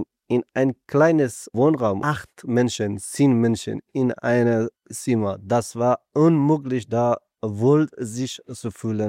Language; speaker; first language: German; non-native, fluent; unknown